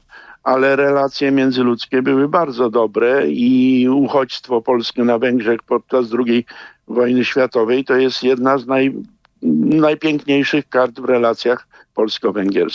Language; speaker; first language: Polish; native; Polish